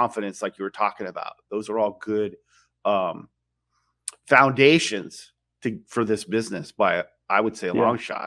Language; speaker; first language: English; native; English